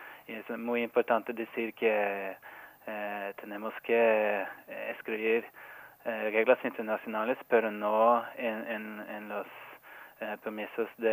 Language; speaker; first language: Spanish; non-native, fluent; Norwegian